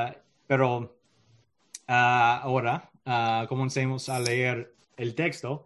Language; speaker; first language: Spanish; non-native, learner; English